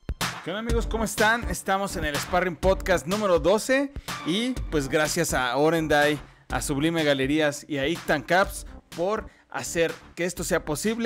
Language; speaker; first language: Spanish; native; Spanish